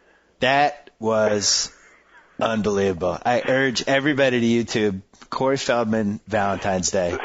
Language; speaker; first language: English; native; English